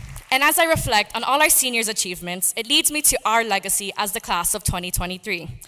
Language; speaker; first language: English; early bilingual, other home language; Spanish